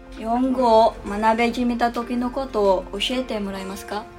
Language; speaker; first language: Japanese; non-native, learner; Filipino